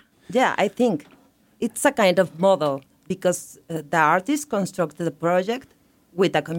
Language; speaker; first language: English; non-native, learner; Spanish